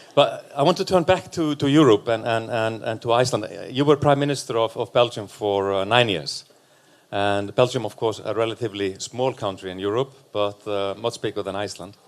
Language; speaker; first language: English; non-native, fluent; Icelandic